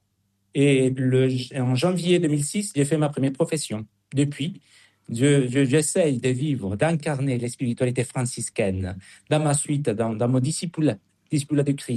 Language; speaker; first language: French; non-native, fluent; Spanish